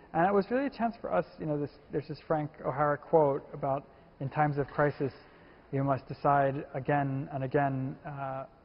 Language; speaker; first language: English; native; English